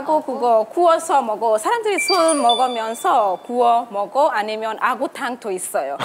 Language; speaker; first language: Korean; non-native, learner; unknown